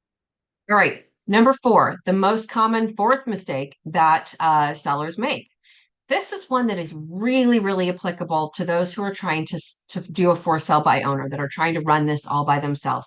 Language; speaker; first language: English; native; English